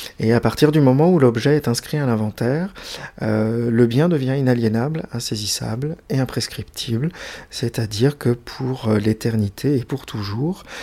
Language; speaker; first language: French; native; French